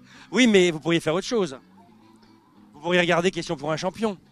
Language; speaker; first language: French; native; French